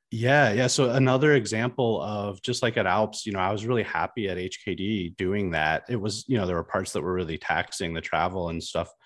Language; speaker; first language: English; native; English